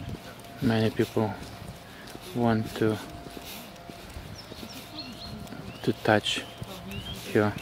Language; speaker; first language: English; non-native, learner; Russian